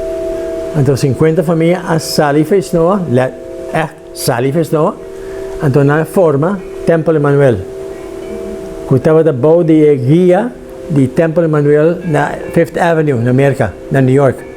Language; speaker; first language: Portuguese; non-native, learner; Papiamento